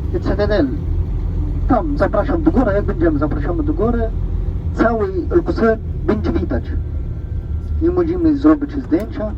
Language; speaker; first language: Polish; non-native, learner; Arabic